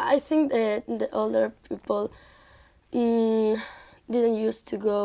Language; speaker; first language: English; non-native, learner; Spanish